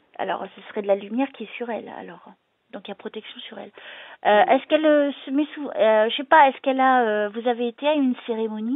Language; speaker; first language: French; native; French